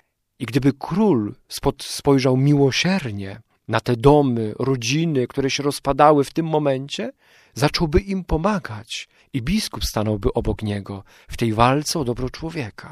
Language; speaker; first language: Polish; native; Polish